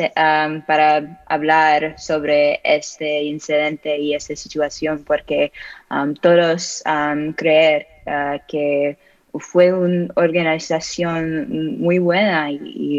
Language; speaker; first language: Spanish; non-native, learner; English